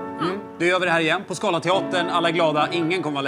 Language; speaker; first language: Swedish; native; Swedish